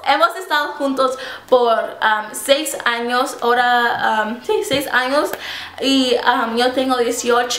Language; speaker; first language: Spanish; early bilingual, heritage; Spanish